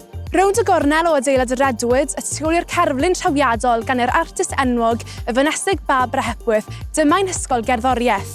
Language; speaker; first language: Welsh; native; Welsh